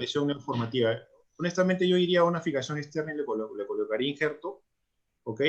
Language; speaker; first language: Spanish; native; Spanish